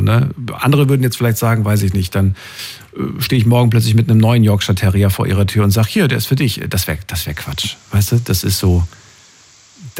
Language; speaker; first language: German; native; German